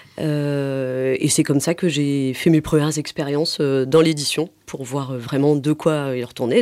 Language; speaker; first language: French; native; French